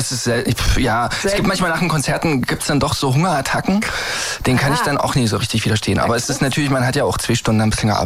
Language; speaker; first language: German; native; German